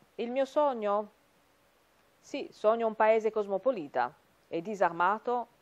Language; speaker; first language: Italian; non-native, fluent; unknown